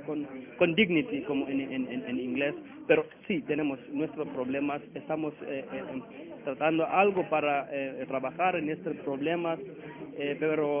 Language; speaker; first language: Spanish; non-native, learner; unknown